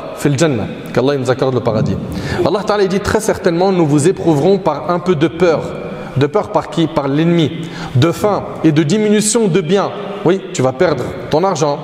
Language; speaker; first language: French; native; French